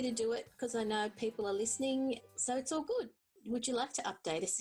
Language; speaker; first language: English; native; English